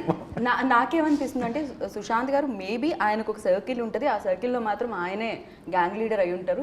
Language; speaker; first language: Telugu; native; Telugu